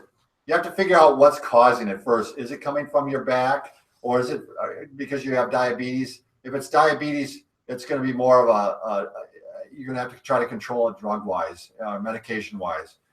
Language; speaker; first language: English; native; English